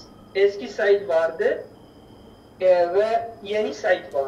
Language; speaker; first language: Turkish; non-native, learner; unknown